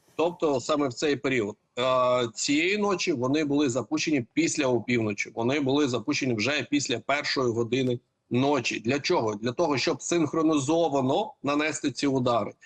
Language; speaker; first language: Ukrainian; native; Ukrainian